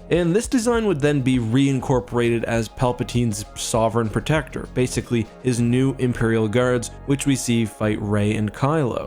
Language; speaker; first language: English; native; English